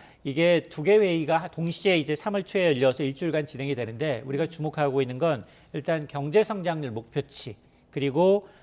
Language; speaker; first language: Korean; native; Korean